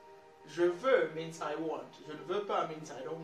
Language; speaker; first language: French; non-native, learner; English